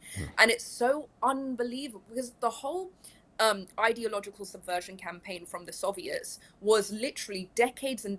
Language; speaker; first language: English; early bilingual, other home language; Persian